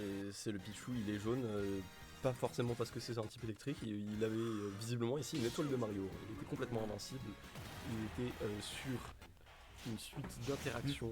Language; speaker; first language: French; native; French